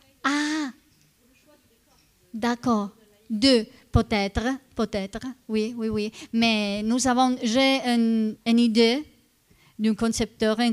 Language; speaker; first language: French; non-native, fluent; Italian